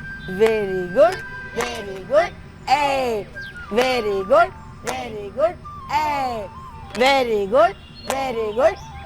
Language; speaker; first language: English; non-native, fluent; Kannada